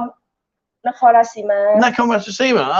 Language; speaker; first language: English; non-native, learner; Thai